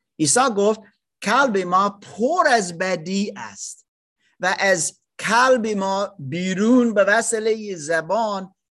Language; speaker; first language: Persian; non-native, learner; German